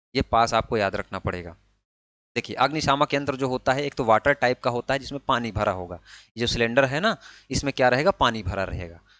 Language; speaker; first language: Hindi; native; Hindi